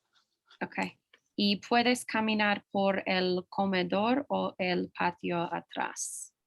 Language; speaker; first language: Spanish; non-native, learner; English